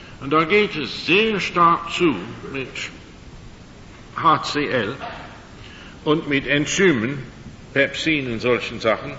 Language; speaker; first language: German; non-native, fluent; English